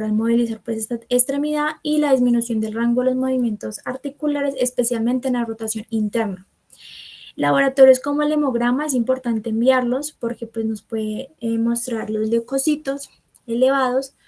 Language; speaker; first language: Spanish; native; Spanish